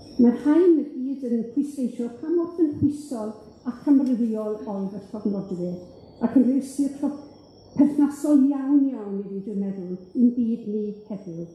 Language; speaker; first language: Welsh; native; Welsh